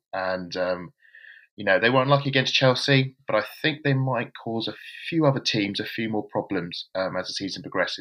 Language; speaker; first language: English; native; English